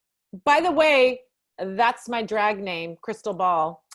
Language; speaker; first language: English; native; English